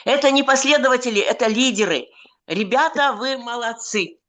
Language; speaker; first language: Russian; non-native, local second language; Kazakh